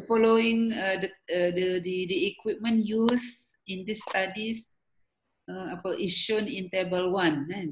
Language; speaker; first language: English; non-native, local second language; Malay